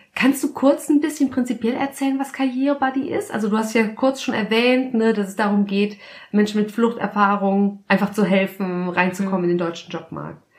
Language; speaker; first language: German; native; German